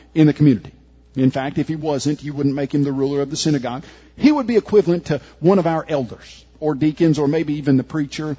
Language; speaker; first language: English; native; English